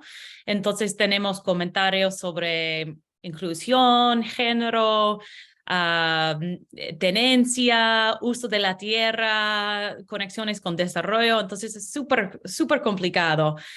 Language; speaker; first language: Spanish; non-native, learner; English